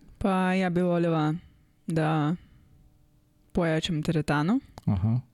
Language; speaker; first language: Serbian; non-native, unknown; Russian